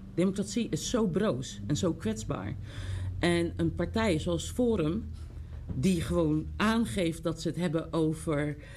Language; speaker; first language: Dutch; native; Dutch